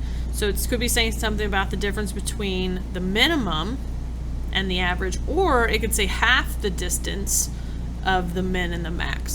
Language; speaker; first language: English; native; English